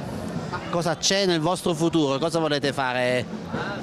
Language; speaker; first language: Italian; native; Italian